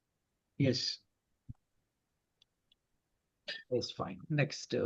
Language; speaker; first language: English; non-native, fluent; Telugu